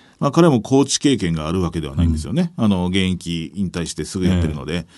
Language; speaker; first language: Japanese; native; Japanese